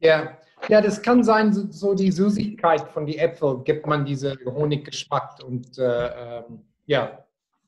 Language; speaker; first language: German; non-native, fluent; Afrikaans